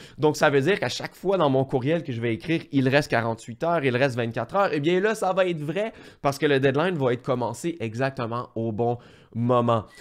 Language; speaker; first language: French; native; French